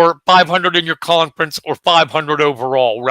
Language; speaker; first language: English; native; English